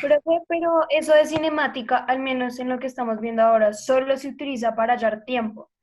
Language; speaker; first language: Spanish; native; Spanish